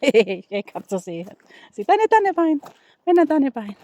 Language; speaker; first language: Finnish; non-native, learner; Bikol